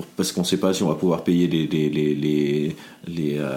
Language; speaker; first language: French; non-native, local second language; Arabic